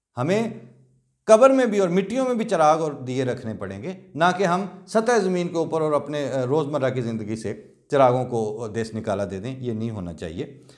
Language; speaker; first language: Urdu; non-native, local second language; Punjabi